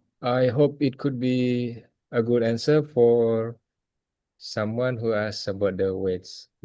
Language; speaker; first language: English; non-native, fluent; Indonesian